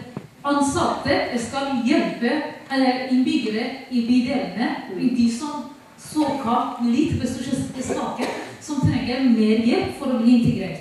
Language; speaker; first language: Norwegian; non-native, fluent; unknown